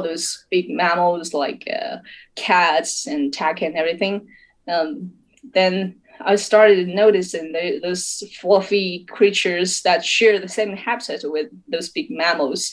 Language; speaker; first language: English; non-native, fluent; Chinese